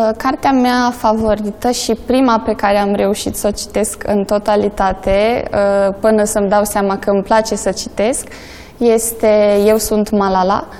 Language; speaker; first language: Romanian; non-native, local second language; Polish